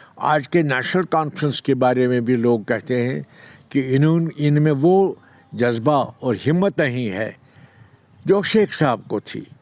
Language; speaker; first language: Urdu; non-native, local second language; Kashmiri